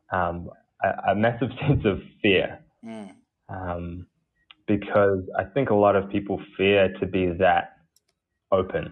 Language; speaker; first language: English; native; English